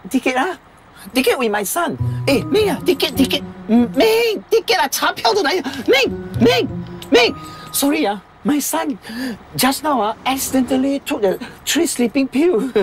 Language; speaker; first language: English; non-native, local second language; Chinese